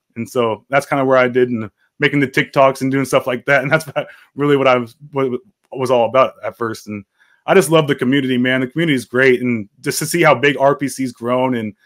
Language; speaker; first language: English; native; English